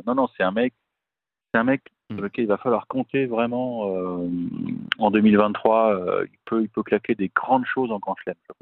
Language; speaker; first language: French; native; French